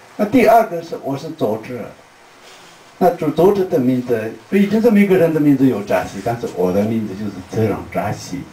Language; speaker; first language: Chinese; non-native, local second language; Tibetan